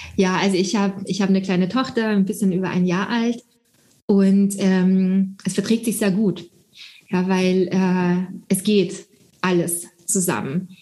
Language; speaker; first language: German; early bilingual, other home language; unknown